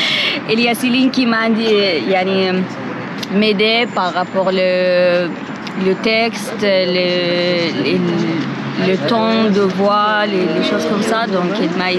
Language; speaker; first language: French; non-native, learner; Arabic